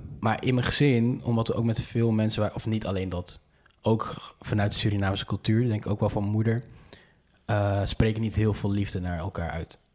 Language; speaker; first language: Dutch; native; Dutch